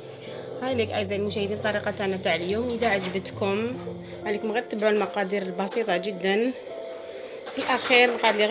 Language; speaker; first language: Arabic; native; Arabic